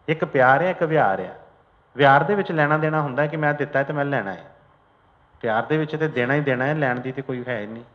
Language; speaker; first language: Hindi; non-native, local second language; Punjabi